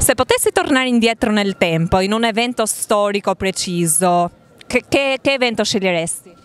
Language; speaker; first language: Italian; native; Italian